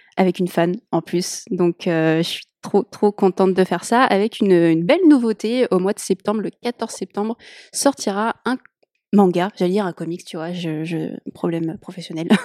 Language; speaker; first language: French; native; French